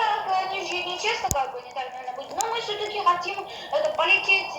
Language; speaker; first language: Russian; native; Russian